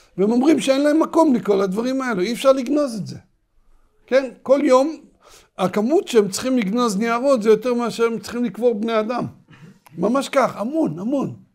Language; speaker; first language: Hebrew; native; Hebrew